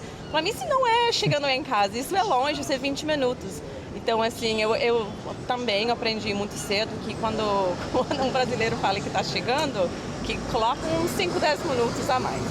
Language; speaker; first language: Portuguese; non-native, fluent; English